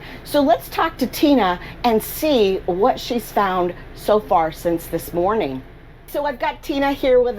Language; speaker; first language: English; native; English